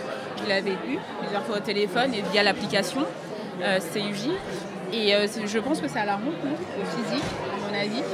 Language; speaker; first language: French; native; French